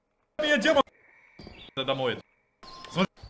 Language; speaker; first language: Russian; native; Russian